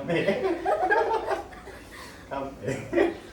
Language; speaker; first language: English; non-native, learner; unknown